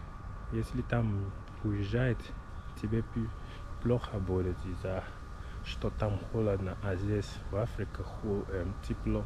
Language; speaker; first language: Russian; non-native, learner; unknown